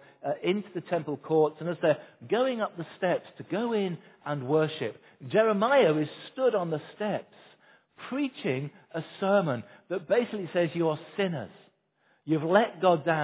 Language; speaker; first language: English; native; English